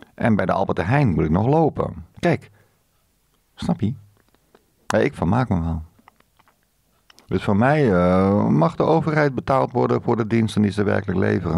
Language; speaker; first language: Dutch; native; Dutch